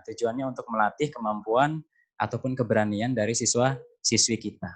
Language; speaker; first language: Indonesian; native; Indonesian